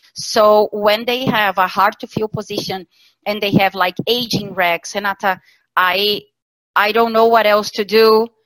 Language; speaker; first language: English; non-native, fluent; Portuguese